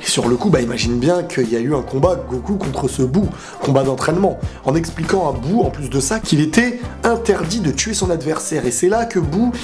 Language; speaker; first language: French; native; French